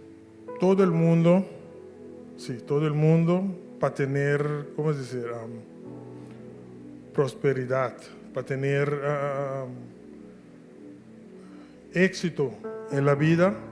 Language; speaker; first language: Spanish; non-native, local second language; Papiamento